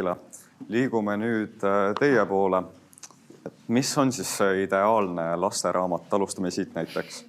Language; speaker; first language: Estonian; native; Estonian